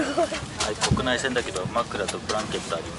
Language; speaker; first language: Japanese; native; Japanese